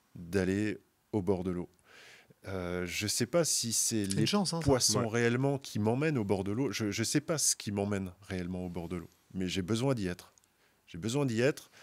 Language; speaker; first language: French; native; French